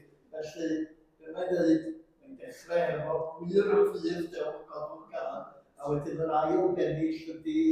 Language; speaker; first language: Welsh; native; Welsh